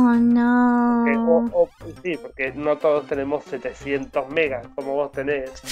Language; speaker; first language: Spanish; native; Spanish